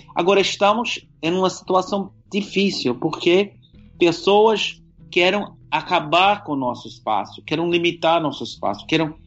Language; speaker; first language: Portuguese; non-native, fluent; English